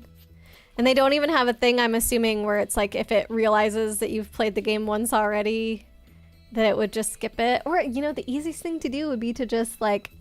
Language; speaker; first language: English; native; English